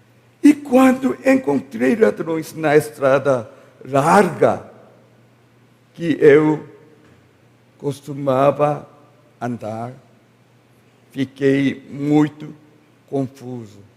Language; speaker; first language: Portuguese; non-native, learner; Korean